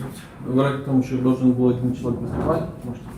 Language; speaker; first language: Russian; native; Russian